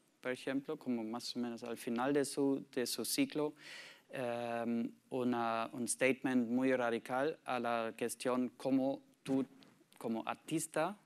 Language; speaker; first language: Spanish; non-native, learner; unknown